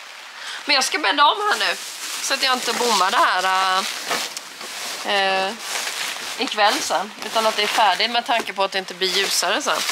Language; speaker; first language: Swedish; native; Swedish